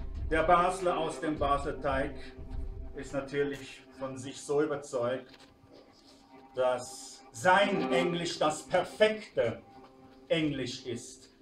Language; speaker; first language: German; native; German